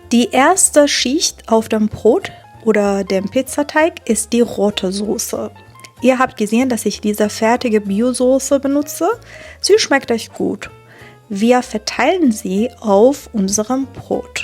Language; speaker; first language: German; non-native, fluent; Persian